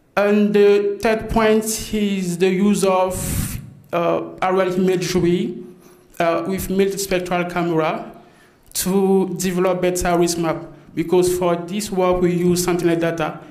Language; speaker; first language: English; non-native, fluent; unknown